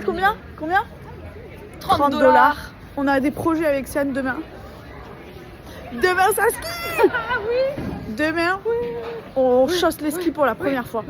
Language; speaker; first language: French; native; French